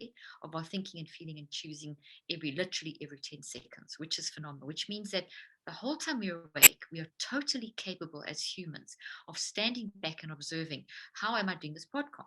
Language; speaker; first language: English; native; English